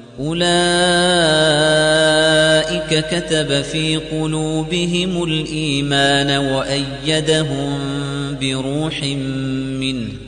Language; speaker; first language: Arabic; native; Arabic